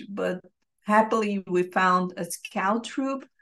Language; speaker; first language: English; non-native, fluent; Portuguese